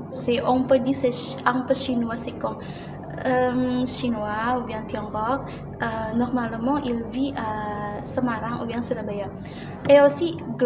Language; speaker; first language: French; non-native, learner; Indonesian